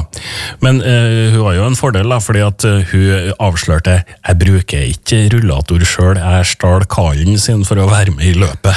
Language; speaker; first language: Norwegian; native; Norwegian